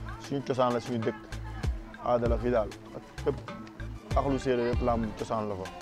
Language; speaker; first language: Wolof; non-native, local second language; Serer